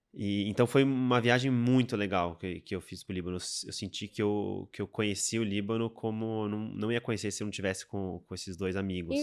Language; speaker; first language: Portuguese; native; Portuguese